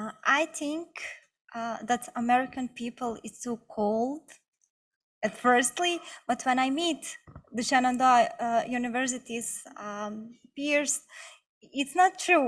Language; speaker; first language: English; non-native, learner; Bosnian